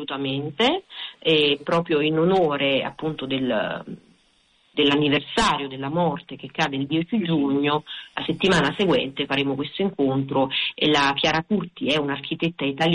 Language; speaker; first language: Italian; native; Italian